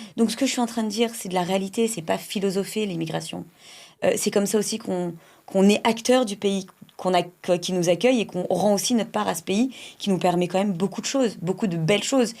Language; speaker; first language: French; native; French